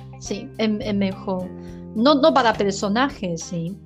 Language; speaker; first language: Spanish; non-native, learner; Chinese